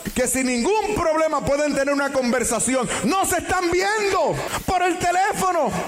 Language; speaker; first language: Spanish; native; Spanish